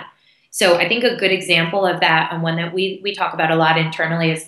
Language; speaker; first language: English; native; English